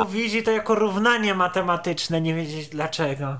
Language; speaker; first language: Polish; native; Polish